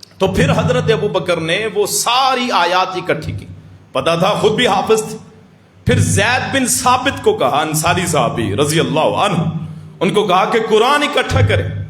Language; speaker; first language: Urdu; non-native, local second language; Punjabi